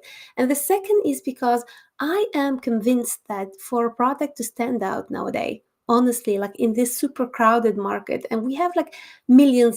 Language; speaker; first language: English; non-native, fluent; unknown